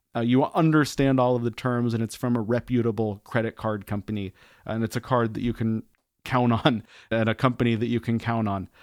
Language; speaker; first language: English; native; English